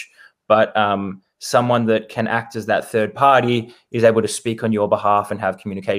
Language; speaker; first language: English; native; English